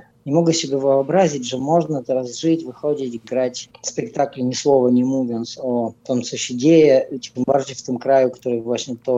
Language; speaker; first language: Polish; non-native, fluent; Russian